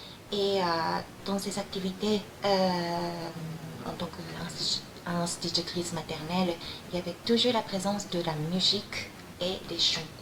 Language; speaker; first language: French; non-native, fluent; Japanese